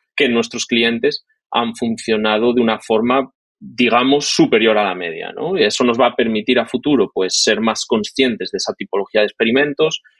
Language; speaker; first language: Spanish; native; Spanish